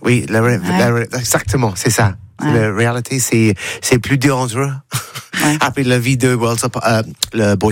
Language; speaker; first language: French; non-native, learner; English